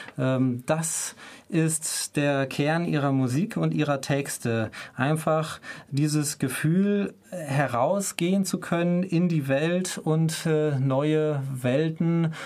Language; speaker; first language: German; native; German